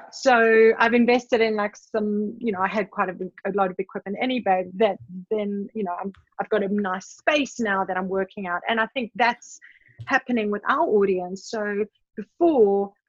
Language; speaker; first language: English; native; English